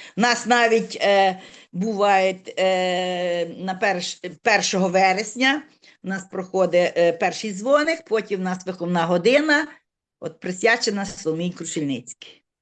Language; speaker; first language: Ukrainian; native; Ukrainian